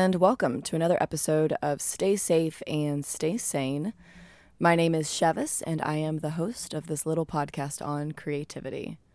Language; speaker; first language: English; native; English